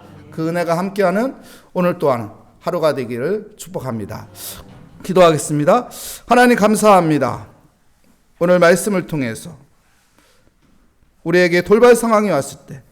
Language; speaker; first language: Korean; native; Korean